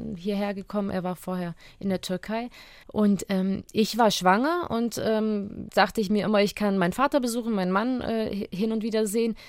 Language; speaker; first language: German; native; German